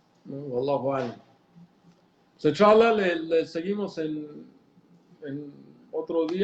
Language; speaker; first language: Spanish; native; Spanish